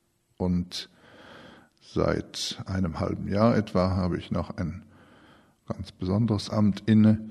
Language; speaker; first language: German; early bilingual, other home language; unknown